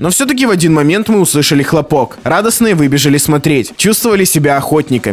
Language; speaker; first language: Russian; native; Russian